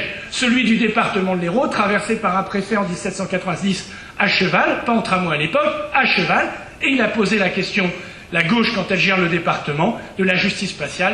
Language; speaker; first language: French; native; French